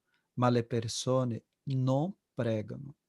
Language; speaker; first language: Italian; non-native, fluent; Portuguese